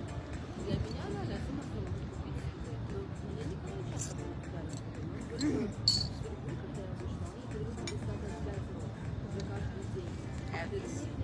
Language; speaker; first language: Russian; non-native, fluent; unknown